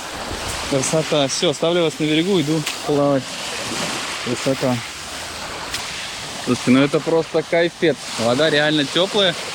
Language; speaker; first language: Russian; native; Russian